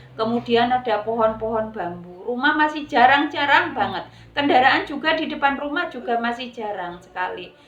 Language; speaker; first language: Indonesian; non-native, local second language; Javanese